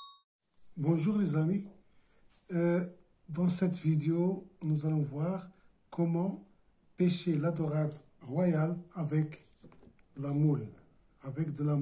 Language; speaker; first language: French; non-native, local second language; Arabic